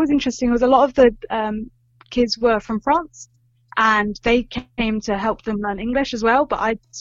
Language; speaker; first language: English; native; English